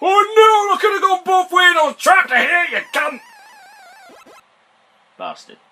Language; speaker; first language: English; native; English